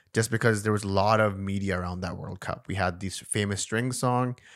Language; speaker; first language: English; non-native, local second language; Urdu